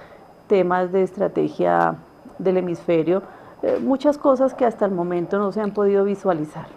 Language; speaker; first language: Spanish; native; Spanish